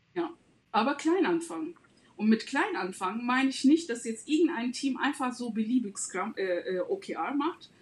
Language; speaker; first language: German; non-native, fluent; Turkish